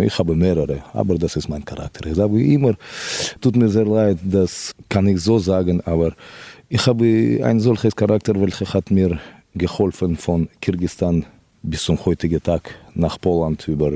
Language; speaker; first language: German; non-native, fluent; Russian